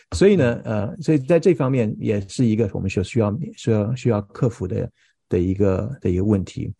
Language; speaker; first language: Chinese; early bilingual, heritage; Chinese